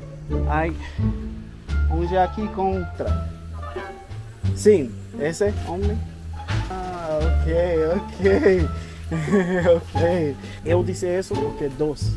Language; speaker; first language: Portuguese; non-native, learner; English